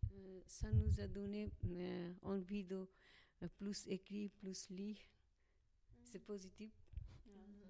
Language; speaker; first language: French; non-native, learner; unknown